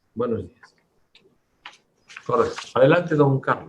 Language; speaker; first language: Spanish; native; Spanish